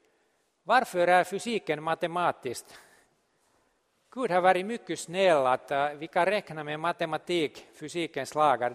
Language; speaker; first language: Swedish; non-native, local second language; Finnish